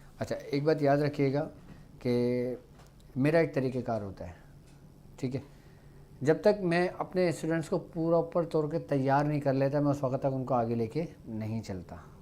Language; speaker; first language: Urdu; native; Urdu